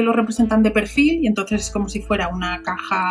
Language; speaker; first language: Spanish; native; Spanish